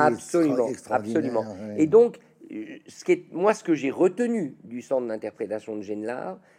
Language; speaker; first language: French; native; French